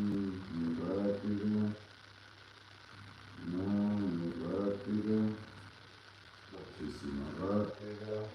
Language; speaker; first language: Spanish; non-native, learner; Portuguese